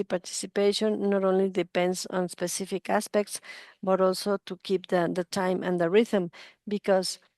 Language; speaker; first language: English; non-native, fluent; Spanish